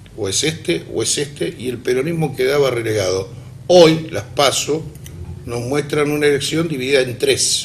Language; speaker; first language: Spanish; native; Spanish